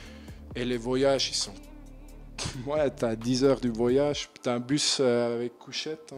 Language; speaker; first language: French; non-native, learner; German